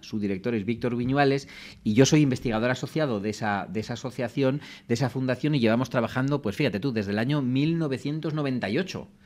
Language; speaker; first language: Spanish; native; Spanish